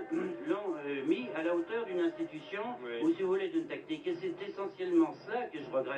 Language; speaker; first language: French; native; French